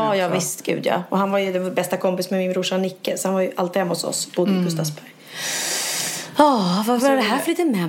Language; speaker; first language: Swedish; native; Swedish